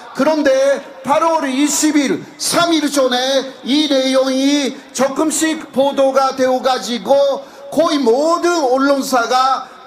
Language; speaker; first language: Korean; non-native, fluent; Japanese